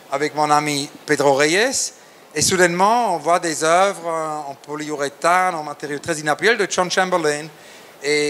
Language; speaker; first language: French; native; French